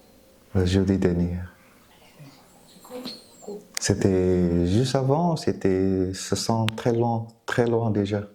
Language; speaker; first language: French; non-native, fluent; Vietnamese